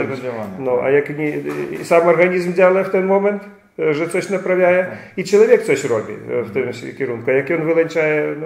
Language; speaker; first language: Polish; non-native, fluent; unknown